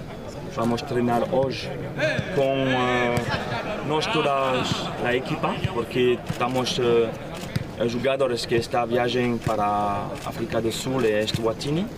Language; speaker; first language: Portuguese; non-native, learner; French